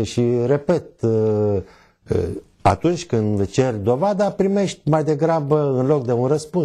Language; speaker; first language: Romanian; native; Romanian